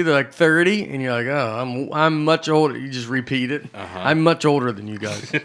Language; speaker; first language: English; native; English